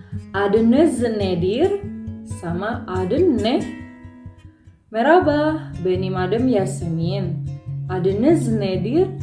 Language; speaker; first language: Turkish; non-native, fluent; Indonesian